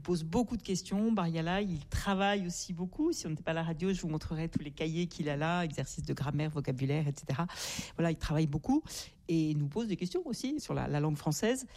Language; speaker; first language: French; native; French